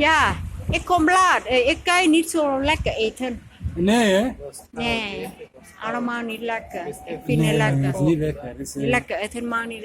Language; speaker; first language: Dutch; non-native, learner; Thai